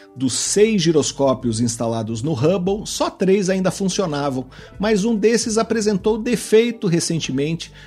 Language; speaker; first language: Portuguese; native; Portuguese